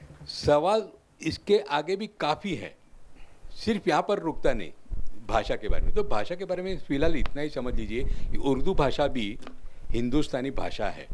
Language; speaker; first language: Hindi; non-native, local second language; Marathi